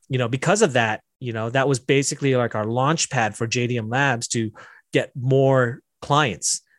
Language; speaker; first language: English; native; English